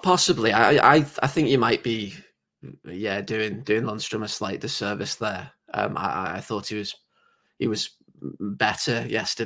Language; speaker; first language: English; native; English